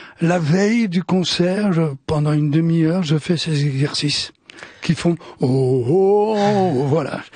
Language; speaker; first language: French; early bilingual, other home language; Italian